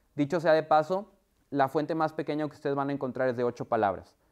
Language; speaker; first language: Spanish; native; Spanish